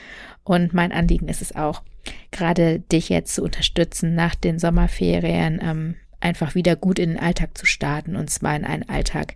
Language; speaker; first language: German; native; German